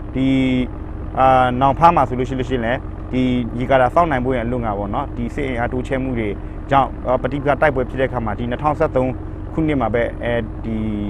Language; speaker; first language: Burmese; non-native, local second language; Karen languages